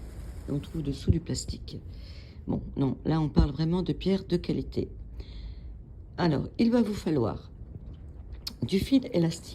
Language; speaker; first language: French; native; French